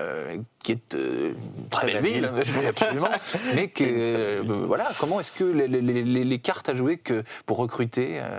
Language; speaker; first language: French; native; French